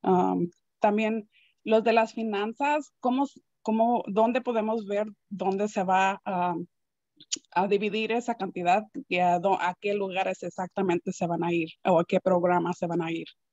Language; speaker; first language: Spanish; early bilingual, other home language; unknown